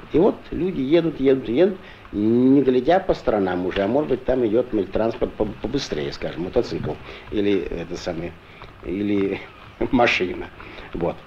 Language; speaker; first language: Russian; native; Russian